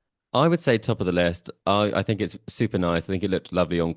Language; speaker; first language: English; native; English